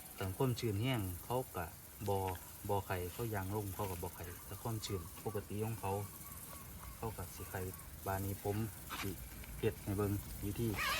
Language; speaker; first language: Thai; native; Thai